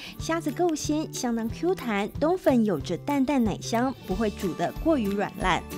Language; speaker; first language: Chinese; native; Chinese